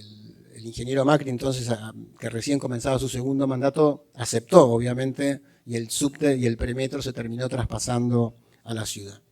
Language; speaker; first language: Spanish; native; Spanish